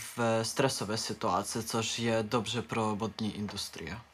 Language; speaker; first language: Czech; non-native, learner; Ukrainian